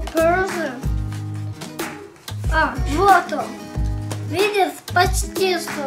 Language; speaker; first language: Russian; early bilingual, heritage; Russian